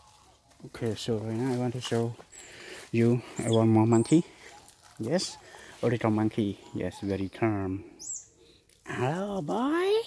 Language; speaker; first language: English; non-native, learner; Khmer